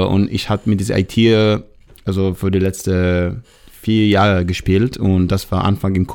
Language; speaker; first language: German; non-native, learner; Hebrew